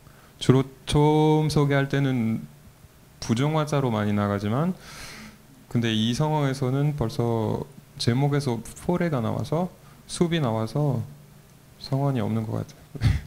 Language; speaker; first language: Korean; non-native, fluent; French